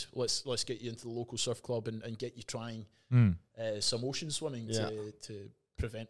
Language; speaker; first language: English; native; English